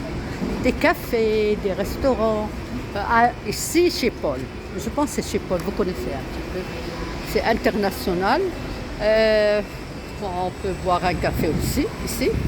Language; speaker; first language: French; non-native, local second language; Arabic